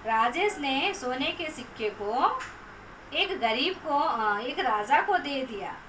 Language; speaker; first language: Hindi; non-native, local second language; Telugu